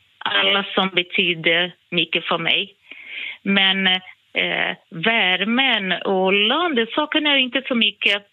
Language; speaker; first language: Swedish; non-native, fluent; Portuguese